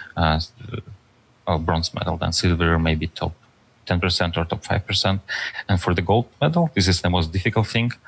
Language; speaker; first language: English; non-native, fluent; Russian